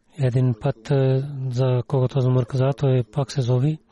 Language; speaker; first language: Bulgarian; non-native, learner; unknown